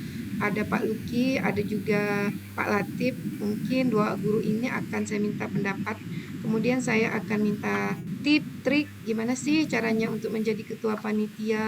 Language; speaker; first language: Indonesian; native; Indonesian